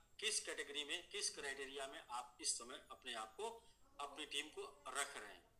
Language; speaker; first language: Hindi; native; Hindi